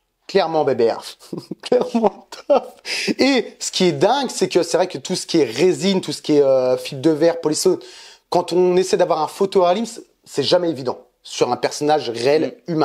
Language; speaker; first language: French; native; French